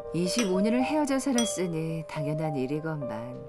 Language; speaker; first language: Korean; native; Korean